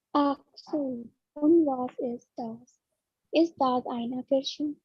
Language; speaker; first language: German; non-native, learner; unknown